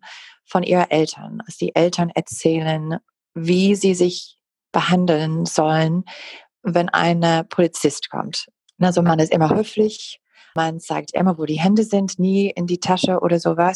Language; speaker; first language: German; non-native, fluent; English